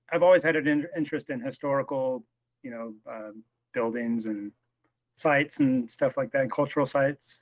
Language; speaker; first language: English; native; English